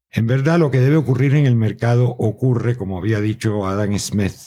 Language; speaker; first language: Spanish; native; Spanish